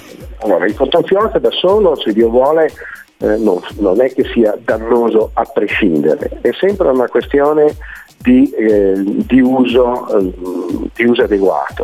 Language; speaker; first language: Italian; native; Italian